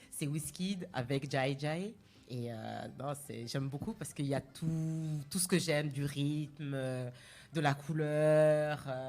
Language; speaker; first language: French; non-native, local second language; Malagasy